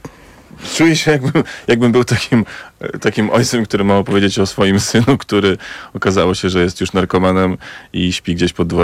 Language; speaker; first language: Polish; native; Polish